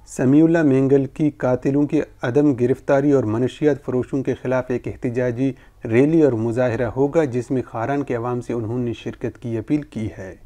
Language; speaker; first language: Urdu; non-native, local second language; Baluchi